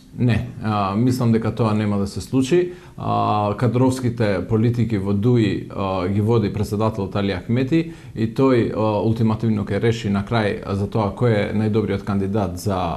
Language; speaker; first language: Macedonian; non-native, local second language; Albanian